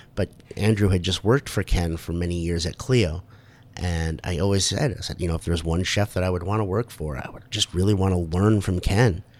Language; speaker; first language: English; native; English